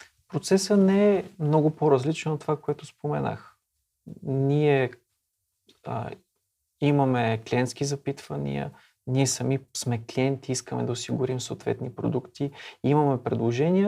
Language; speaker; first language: Bulgarian; native; Bulgarian